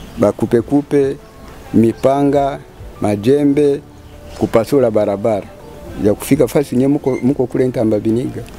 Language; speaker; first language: Swahili; non-native, local second language; Kinyarwanda